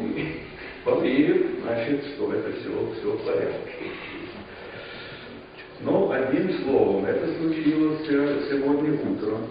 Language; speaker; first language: Russian; non-native, fluent; English